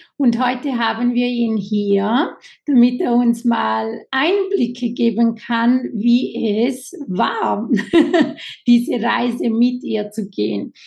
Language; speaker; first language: German; native; German